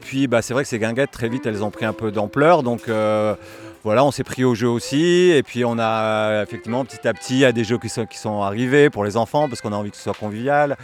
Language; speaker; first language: French; native; French